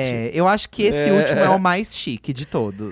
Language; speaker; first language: Portuguese; native; Portuguese